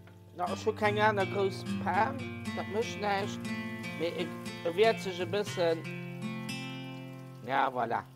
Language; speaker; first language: German; non-native, local second language; Luxembourgish